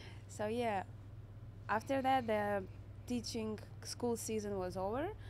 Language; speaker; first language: English; non-native, fluent; Russian